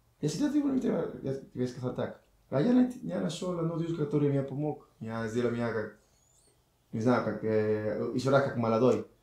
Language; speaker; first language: Russian; non-native, learner; Spanish